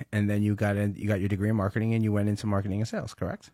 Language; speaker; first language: English; early bilingual, other home language; Spanish